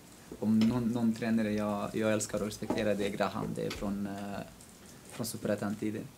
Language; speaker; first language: Swedish; non-native, local second language; Kurdish